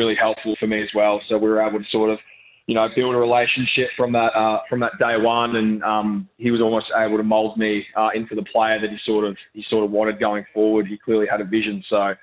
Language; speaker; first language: English; native; English